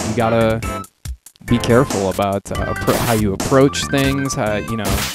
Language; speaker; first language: English; native; English